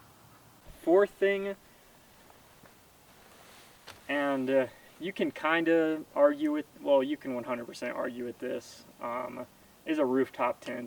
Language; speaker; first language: English; native; English